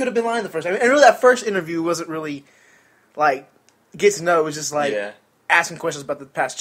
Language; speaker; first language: English; native; English